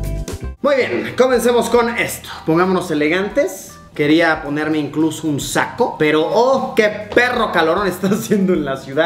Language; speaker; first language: Spanish; native; Spanish